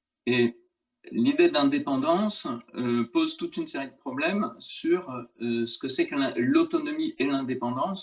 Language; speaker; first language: French; native; French